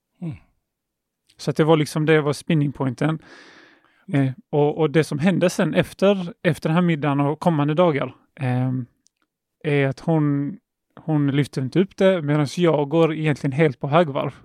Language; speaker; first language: Swedish; early bilingual, other home language; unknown